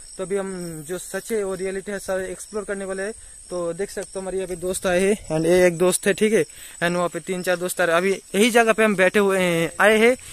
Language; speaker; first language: Hindi; non-native, local second language; Bangla